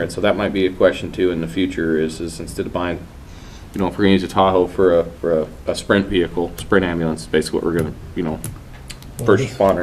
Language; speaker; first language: English; native; English